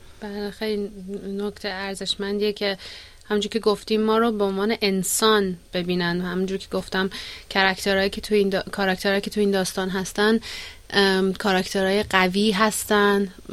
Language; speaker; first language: Persian; native; Persian